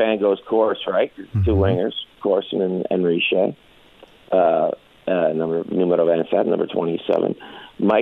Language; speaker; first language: English; native; English